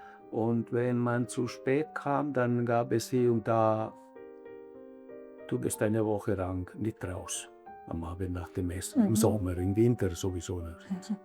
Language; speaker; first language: German; early bilingual, other home language; Italian